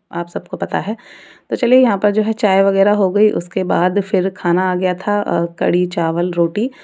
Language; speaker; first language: Hindi; native; Hindi